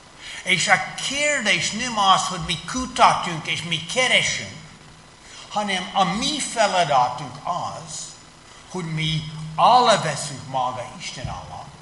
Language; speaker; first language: Hungarian; non-native, fluent; English